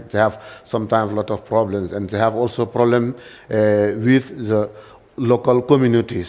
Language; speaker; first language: English; non-native, learner; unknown